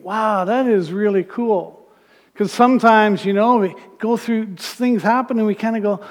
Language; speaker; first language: English; native; English